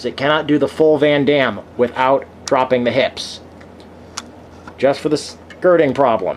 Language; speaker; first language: English; native; English